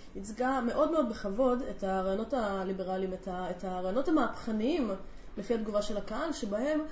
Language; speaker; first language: Hebrew; native; Hebrew